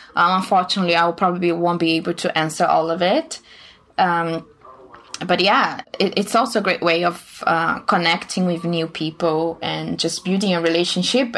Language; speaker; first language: English; non-native, fluent; Portuguese